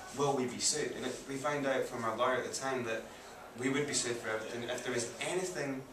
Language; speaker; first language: English; native; English